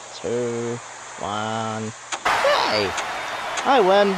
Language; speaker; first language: English; native; English